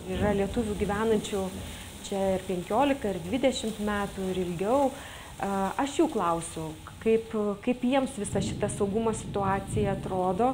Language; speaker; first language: Lithuanian; native; Lithuanian